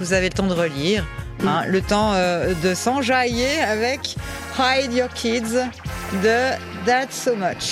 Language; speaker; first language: French; native; French